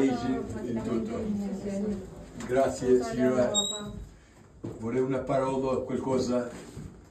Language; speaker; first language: Italian; non-native, learner; Albanian